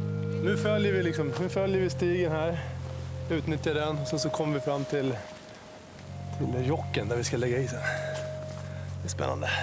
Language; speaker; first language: Swedish; native; Swedish